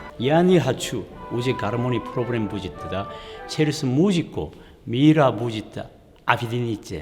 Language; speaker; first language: Russian; non-native, learner; Korean